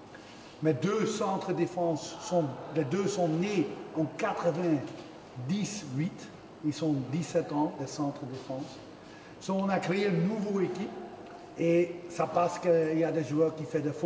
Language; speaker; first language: French; non-native, fluent; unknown